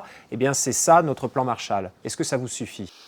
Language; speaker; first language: French; native; French